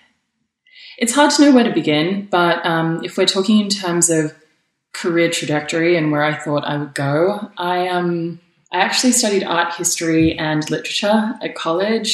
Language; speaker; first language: English; native; English